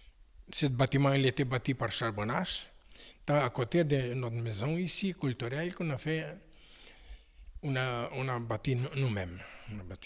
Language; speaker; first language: French; non-native, fluent; Ukrainian